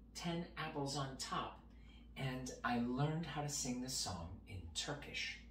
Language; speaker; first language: English; native; English